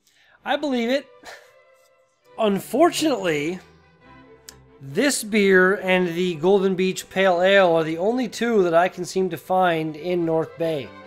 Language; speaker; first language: English; native; English